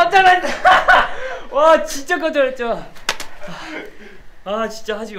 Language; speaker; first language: Korean; early bilingual, heritage; Korean